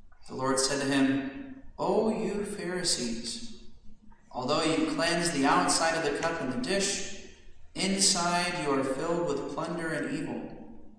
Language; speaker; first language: English; native; English